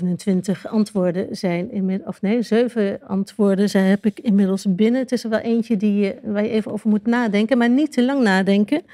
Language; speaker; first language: Dutch; native; Dutch